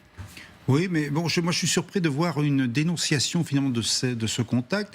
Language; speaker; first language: French; native; French